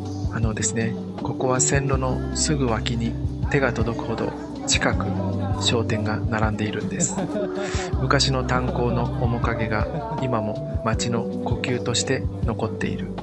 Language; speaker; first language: Japanese; native; Japanese